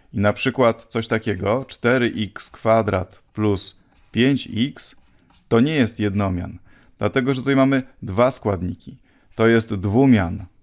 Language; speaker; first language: Polish; native; Polish